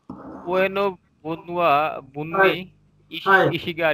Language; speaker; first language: Japanese; non-native, learner; Bangla